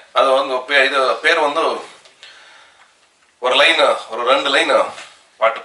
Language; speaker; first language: Tamil; non-native, learner; Kannada